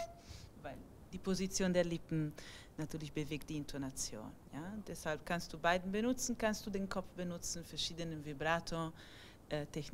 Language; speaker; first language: German; non-native, fluent; Italian